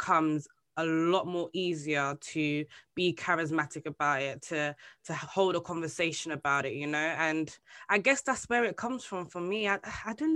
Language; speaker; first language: English; native; English